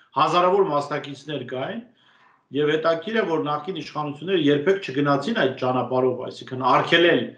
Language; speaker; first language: Armenian; native; Armenian